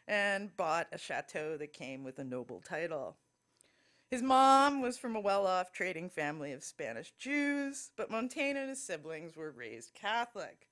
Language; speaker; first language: English; native; English